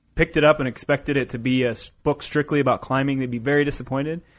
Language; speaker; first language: English; native; English